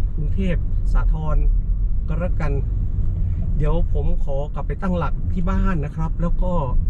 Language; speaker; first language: Thai; native; Thai